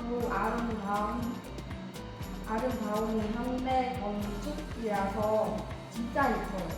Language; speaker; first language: Korean; non-native, learner; Vietnamese